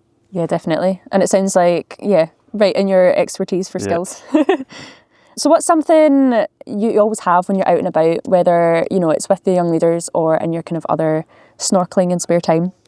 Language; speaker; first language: English; native; English